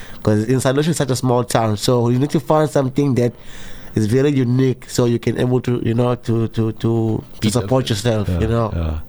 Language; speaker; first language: English; non-native, local second language; Zulu